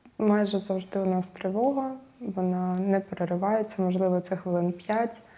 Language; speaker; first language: Ukrainian; native; Ukrainian